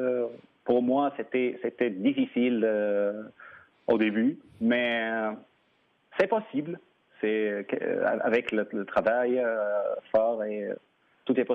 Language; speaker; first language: French; non-native, fluent; Arabic